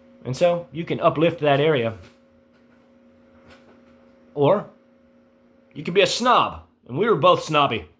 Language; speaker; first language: English; native; English